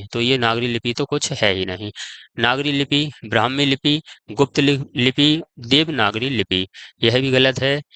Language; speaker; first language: Hindi; native; Hindi